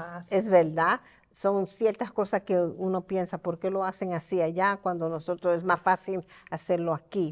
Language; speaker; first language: Spanish; early bilingual, heritage; Spanish